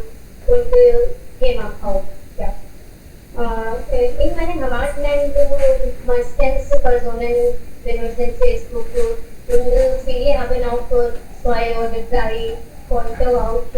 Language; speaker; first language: German; non-native, learner; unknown